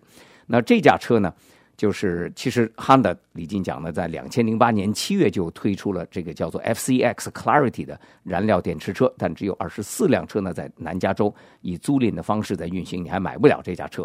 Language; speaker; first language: Chinese; native; Chinese